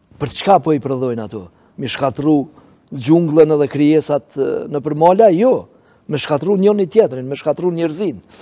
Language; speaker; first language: Albanian; native; Albanian